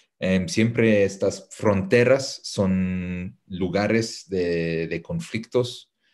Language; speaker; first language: Spanish; non-native, fluent; English